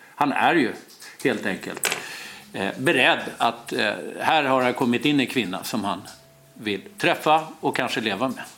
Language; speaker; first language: Swedish; native; Swedish